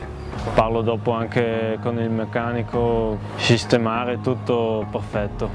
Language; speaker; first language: Italian; non-native, local second language; German